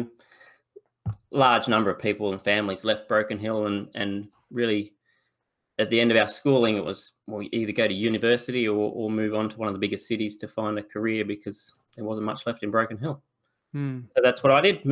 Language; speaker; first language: English; native; English